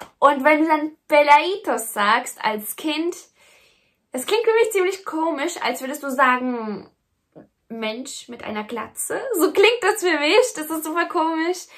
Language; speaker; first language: German; native; German